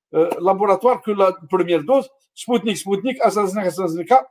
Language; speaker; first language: French; non-native, local second language; Arabic